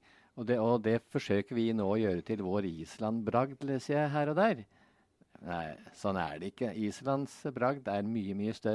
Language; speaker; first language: Norwegian; native; Norwegian